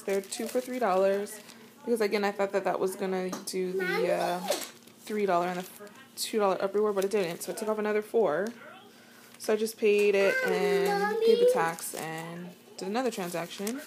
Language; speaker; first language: English; native; English